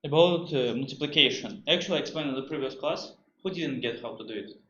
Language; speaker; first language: English; non-native, fluent; Russian